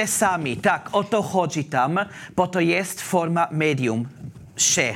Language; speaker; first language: Polish; non-native, learner; German